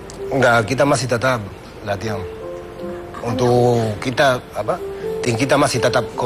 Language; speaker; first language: Indonesian; non-native, fluent; Spanish